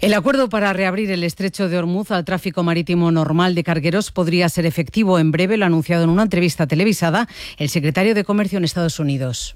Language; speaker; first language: Spanish; native; Spanish